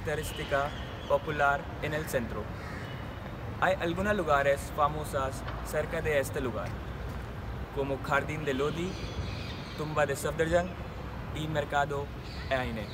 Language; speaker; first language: Spanish; non-native, learner; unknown